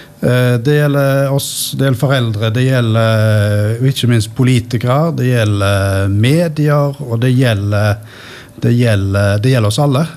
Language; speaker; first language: Norwegian; native; Norwegian